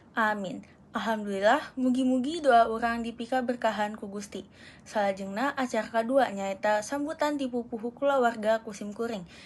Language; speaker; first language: Sundanese; native; Sundanese